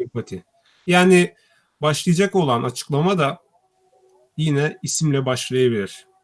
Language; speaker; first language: Turkish; native; Turkish